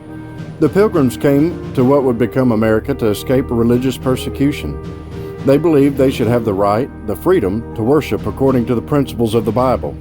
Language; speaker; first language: English; native; English